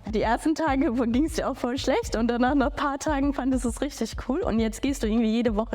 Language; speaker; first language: German; early bilingual, other home language; Bangla